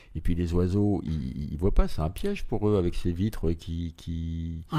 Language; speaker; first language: French; native; French